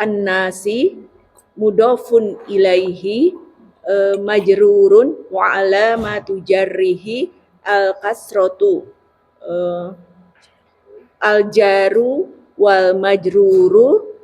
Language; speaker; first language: Arabic; non-native, learner; Indonesian